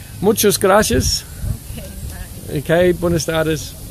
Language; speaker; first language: Spanish; non-native, learner; English